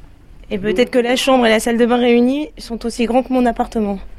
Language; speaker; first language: French; native; French